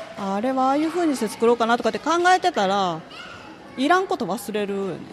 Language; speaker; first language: Japanese; native; Japanese